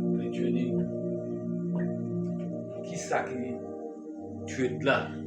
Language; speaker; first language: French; non-native, learner; Haitian Creole